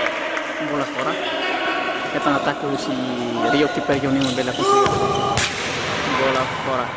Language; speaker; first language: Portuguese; non-native, local second language; Tetum